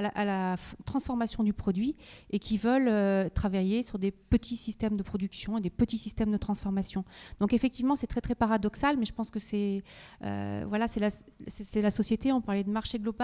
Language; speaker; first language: French; native; French